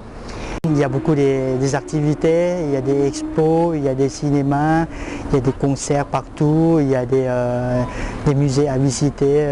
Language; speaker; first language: French; non-native, fluent; Lao